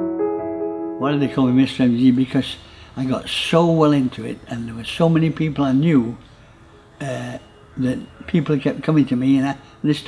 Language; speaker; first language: English; native; English